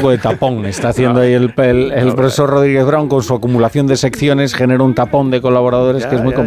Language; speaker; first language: Spanish; native; Spanish